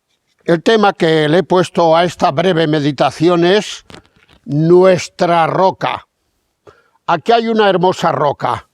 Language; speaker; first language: Spanish; native; Spanish